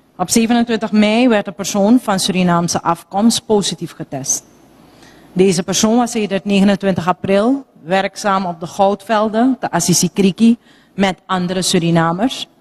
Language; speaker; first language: Dutch; native; Dutch